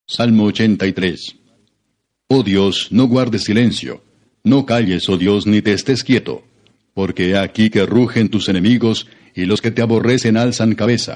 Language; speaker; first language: Spanish; native; Spanish